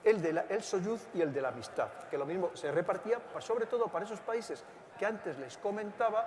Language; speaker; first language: Spanish; native; Spanish